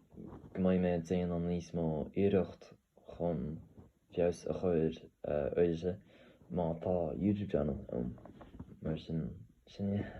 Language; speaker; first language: Irish; non-native, learner; English